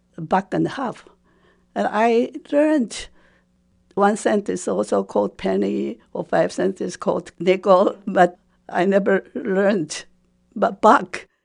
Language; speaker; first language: English; non-native, fluent; Japanese